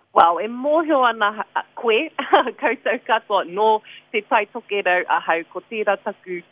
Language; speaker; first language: Māori; non-native, local second language; English